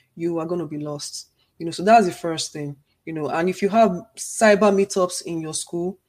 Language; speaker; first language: English; non-native, local second language; Igbo